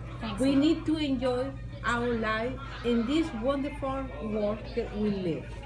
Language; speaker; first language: English; non-native, learner; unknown